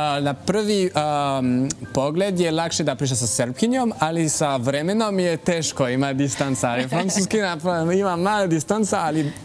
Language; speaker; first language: Serbian; non-native, learner; French